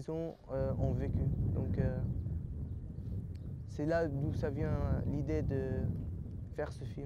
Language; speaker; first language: French; early bilingual, other home language; Arabic